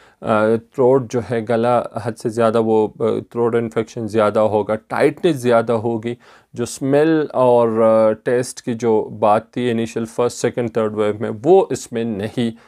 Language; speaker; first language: Urdu; non-native, local second language; Pashto